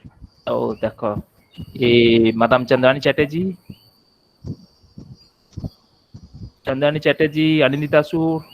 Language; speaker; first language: French; non-native, fluent; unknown